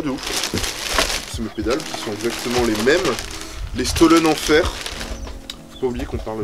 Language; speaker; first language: French; native; French